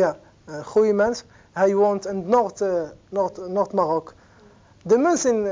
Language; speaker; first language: Dutch; non-native, learner; Arabic